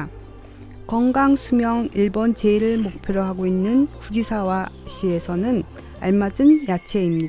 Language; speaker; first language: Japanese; non-native, fluent; Korean